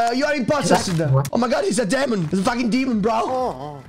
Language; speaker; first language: English; non-native, learner; Italian